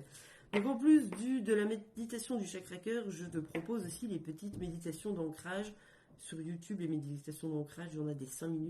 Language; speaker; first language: French; native; French